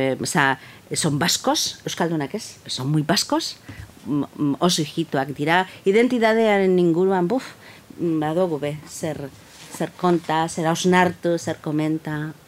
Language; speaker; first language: Basque; native; Basque